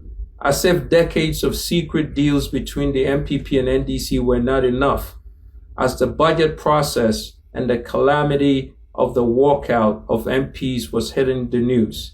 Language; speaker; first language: English; non-native, local second language; Akan